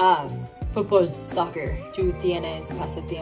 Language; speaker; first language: Spanish; non-native, learner; Korean